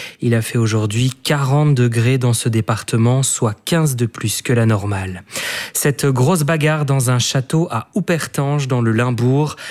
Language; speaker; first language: French; native; French